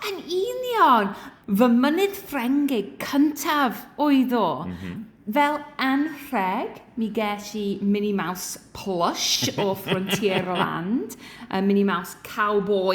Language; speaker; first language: Welsh; non-native, learner; English